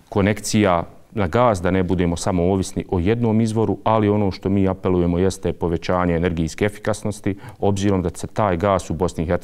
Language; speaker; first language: Serbian; native; Serbian